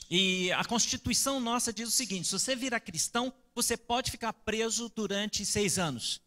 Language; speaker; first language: Portuguese; native; Portuguese